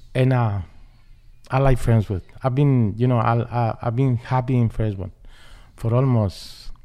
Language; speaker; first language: English; non-native, learner; Spanish